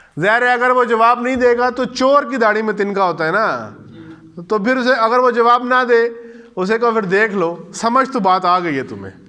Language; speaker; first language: Urdu; non-native, local second language; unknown